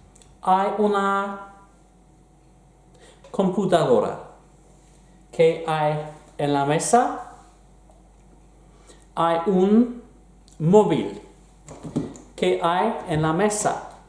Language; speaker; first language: Spanish; non-native, fluent; English